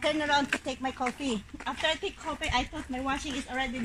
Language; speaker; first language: English; non-native, learner; Filipino